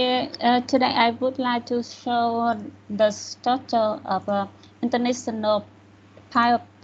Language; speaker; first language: English; non-native, learner; Vietnamese